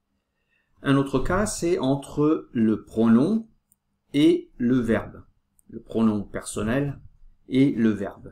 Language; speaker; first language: French; native; French